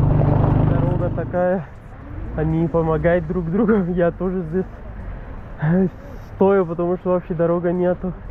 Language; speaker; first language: Russian; non-native, learner; Pashto